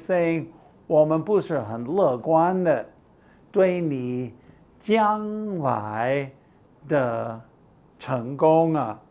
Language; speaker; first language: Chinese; non-native, fluent; English